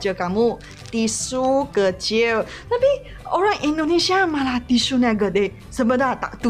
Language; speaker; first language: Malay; non-native, local second language; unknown